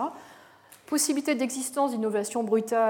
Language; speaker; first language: French; native; French